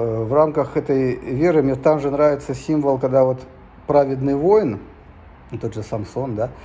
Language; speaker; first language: Russian; native; Russian